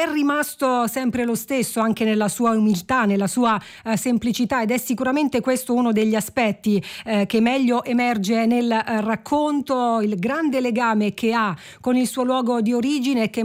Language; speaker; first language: Italian; native; Italian